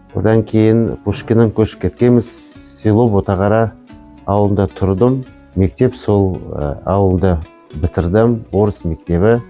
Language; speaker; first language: Kazakh; non-native, local second language; Chechen